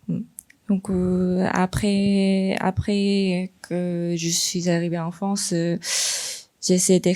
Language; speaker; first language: French; non-native, fluent; Korean